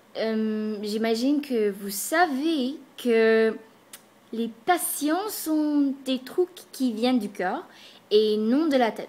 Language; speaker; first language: French; non-native, fluent; English